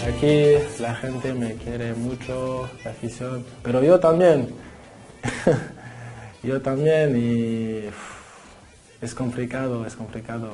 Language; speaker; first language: Spanish; non-native, fluent; French